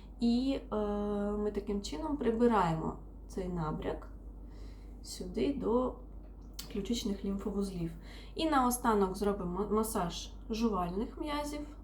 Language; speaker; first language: Ukrainian; non-native, local second language; Russian